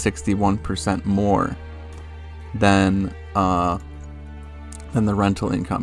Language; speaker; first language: English; native; English